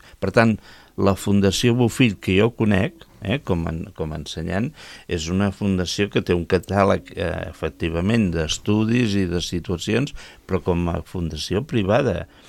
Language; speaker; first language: Catalan; native; Catalan